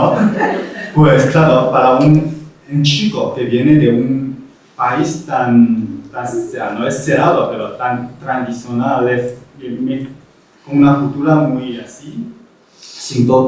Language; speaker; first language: Spanish; non-native, fluent; Chinese